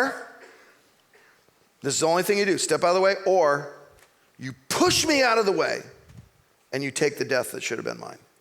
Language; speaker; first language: English; native; English